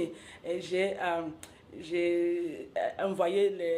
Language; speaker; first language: French; non-native, local second language; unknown